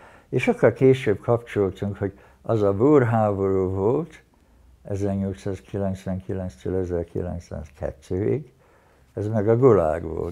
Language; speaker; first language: Hungarian; early bilingual, heritage; Hungarian